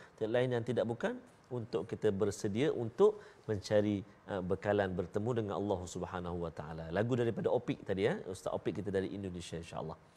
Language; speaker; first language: Malay; native; Malay